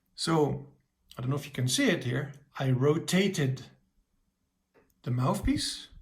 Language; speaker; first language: English; native; English